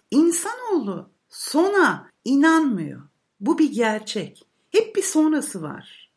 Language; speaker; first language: Turkish; native; Turkish